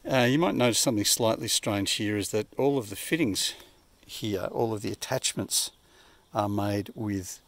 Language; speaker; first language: English; native; English